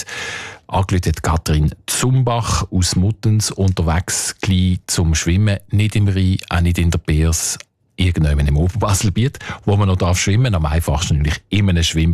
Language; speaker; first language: German; native; German